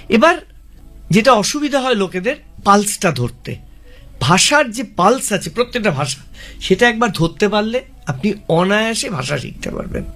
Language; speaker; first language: Bangla; native; Bangla